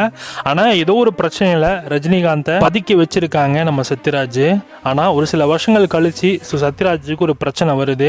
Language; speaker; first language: Tamil; native; Tamil